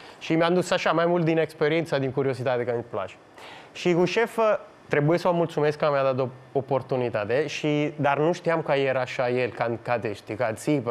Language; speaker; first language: Romanian; non-native, fluent; Italian